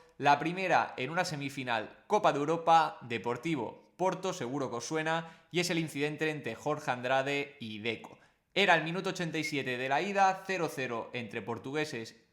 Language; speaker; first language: Spanish; native; Spanish